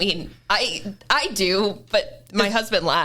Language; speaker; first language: English; native; English